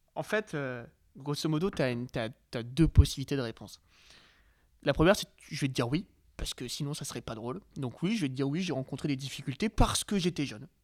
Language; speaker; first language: French; native; French